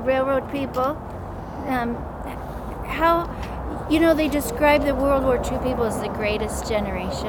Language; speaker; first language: English; native; English